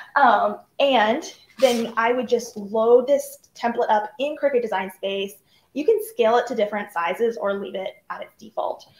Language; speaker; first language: English; native; English